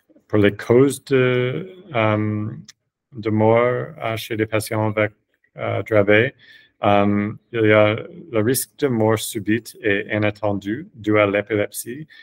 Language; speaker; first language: French; non-native, fluent; English